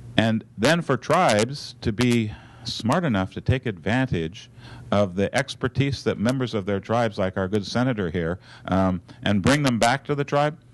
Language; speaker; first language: English; native; English